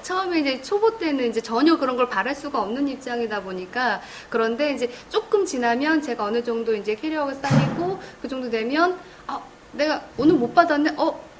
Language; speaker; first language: Korean; native; Korean